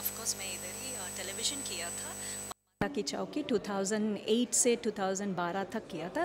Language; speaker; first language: Hindi; non-native, local second language; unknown